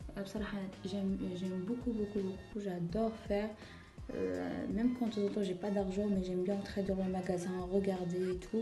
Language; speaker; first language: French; non-native, fluent; Arabic